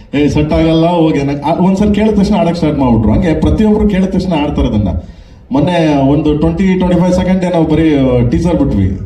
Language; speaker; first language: Kannada; native; Kannada